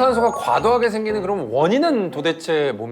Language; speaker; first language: Korean; native; Korean